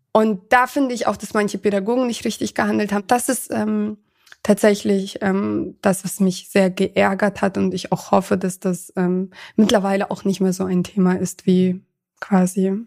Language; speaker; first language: German; early bilingual, other home language; Russian